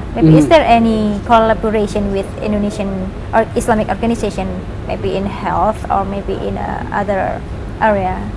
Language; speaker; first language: English; non-native, fluent; Indonesian